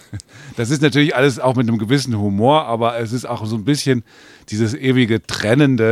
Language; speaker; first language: German; native; German